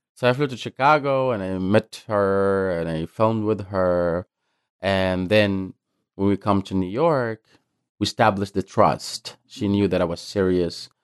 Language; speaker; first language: English; non-native, fluent; Arabic